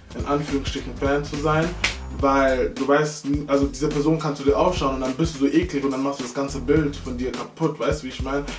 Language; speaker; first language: German; early bilingual, heritage; German